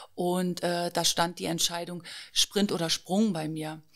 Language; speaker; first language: German; native; German